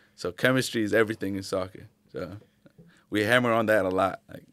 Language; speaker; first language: English; early bilingual, other home language; Arabic